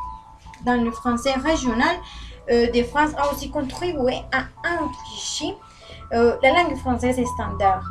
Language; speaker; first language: French; non-native, learner; Spanish